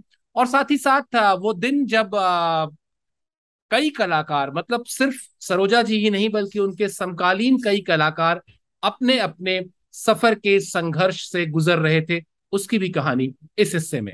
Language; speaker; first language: Hindi; native; Hindi